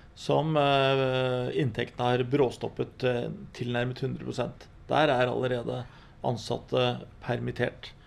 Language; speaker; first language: Norwegian; native; Norwegian